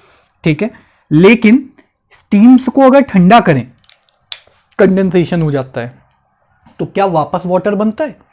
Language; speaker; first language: Hindi; native; Hindi